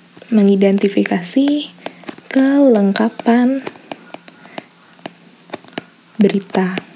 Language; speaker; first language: Indonesian; native; Indonesian